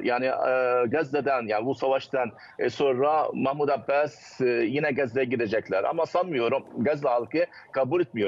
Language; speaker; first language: Turkish; non-native, fluent; Arabic